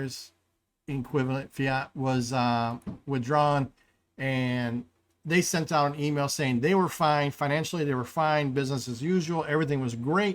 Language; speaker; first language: English; native; English